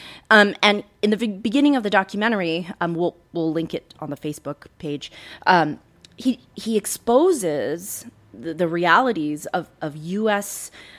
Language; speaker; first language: English; native; English